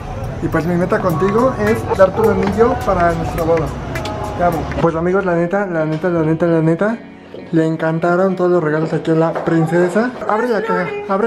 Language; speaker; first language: Spanish; native; Spanish